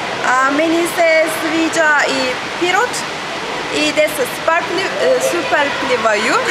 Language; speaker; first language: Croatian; non-native, learner; Turkish